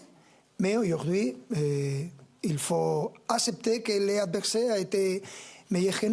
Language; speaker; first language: French; non-native, fluent; Spanish